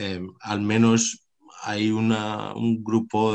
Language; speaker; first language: Spanish; non-native, fluent; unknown